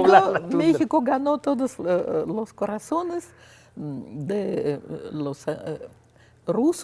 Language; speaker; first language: Spanish; non-native, fluent; Russian